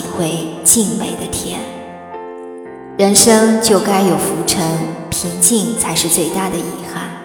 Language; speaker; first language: Chinese; native; Chinese